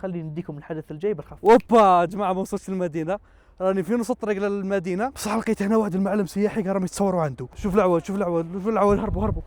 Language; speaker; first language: Arabic; native; Arabic